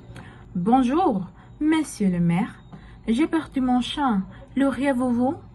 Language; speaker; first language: French; non-native, learner; Spanish